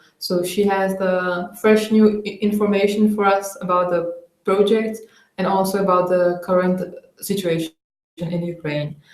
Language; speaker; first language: English; non-native, fluent; Czech